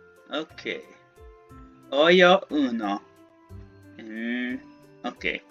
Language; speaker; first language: Spanish; non-native, learner; English